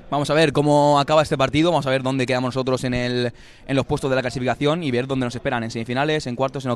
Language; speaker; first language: Spanish; native; Spanish